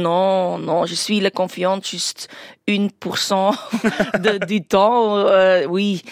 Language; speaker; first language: French; non-native, local second language; Dutch